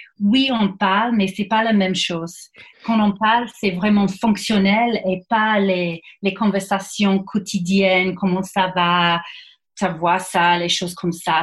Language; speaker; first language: French; non-native, fluent; English